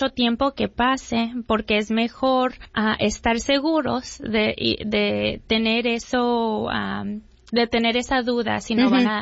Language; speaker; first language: Spanish; early bilingual, heritage; Spanish